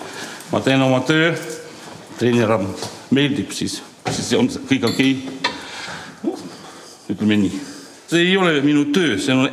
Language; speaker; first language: Estonian; non-native, local second language; Russian